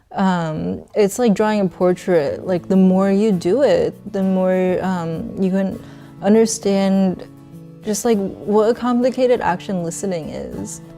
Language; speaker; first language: English; early bilingual, other home language; Chinese